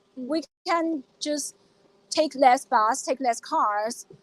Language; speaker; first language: English; non-native, fluent; Chinese